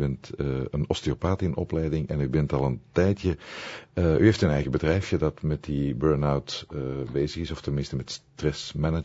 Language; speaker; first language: Dutch; native; Dutch